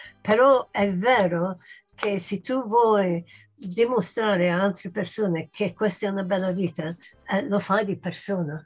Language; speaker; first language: Italian; non-native, fluent; English